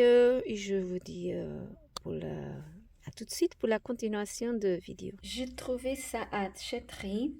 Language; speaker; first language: French; non-native, fluent; Portuguese